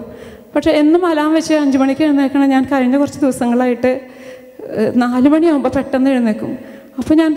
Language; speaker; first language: Malayalam; native; Malayalam